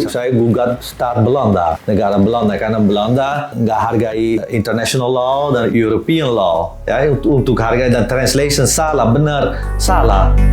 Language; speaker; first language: Indonesian; non-native, learner; Dutch